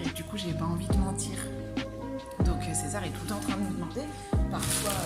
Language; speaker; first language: French; native; French